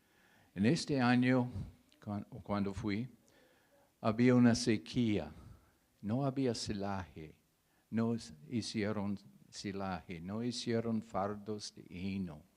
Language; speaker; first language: Spanish; non-native, fluent; English